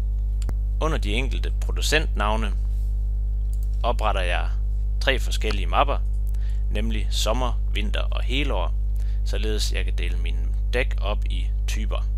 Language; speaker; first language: Danish; native; Danish